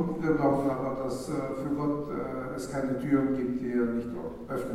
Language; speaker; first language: German; non-native, fluent; Russian